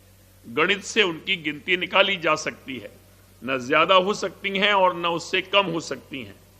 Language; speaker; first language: Hindi; native; Hindi